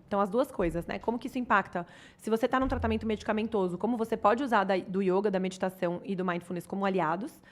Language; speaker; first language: Portuguese; native; Portuguese